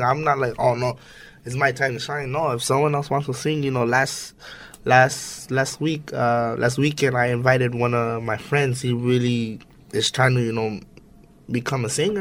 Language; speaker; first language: English; native; English